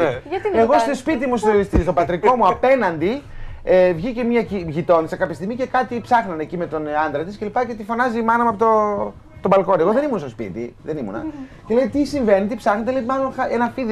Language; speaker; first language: Greek; native; Greek